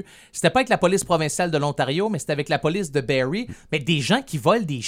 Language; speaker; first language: French; native; French